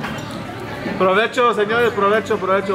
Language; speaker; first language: Spanish; early bilingual, heritage; Spanish